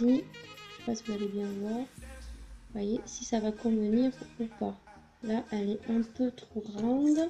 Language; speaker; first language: French; native; French